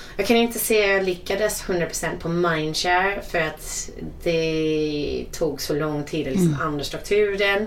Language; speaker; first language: Swedish; non-native, fluent; English